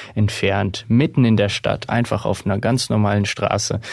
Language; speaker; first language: German; non-native, fluent; Ukrainian